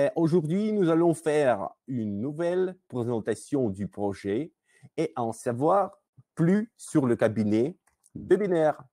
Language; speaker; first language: French; non-native, fluent; Russian